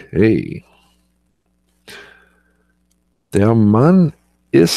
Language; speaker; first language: German; non-native, fluent; English